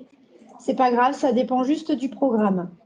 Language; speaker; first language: French; native; French